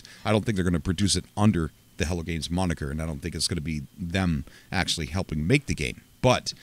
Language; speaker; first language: English; native; English